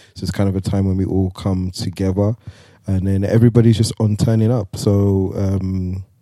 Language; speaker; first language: English; native; English